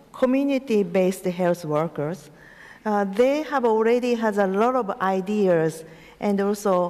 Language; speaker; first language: English; non-native, learner; Japanese